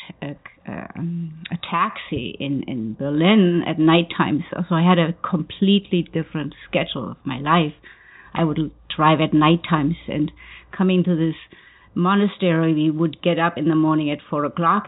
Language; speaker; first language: English; non-native, fluent; German